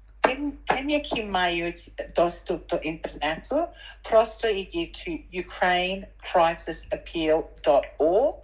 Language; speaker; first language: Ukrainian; early bilingual, heritage; Ukrainian